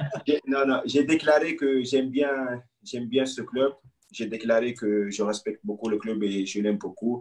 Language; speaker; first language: French; non-native, local second language; Arabic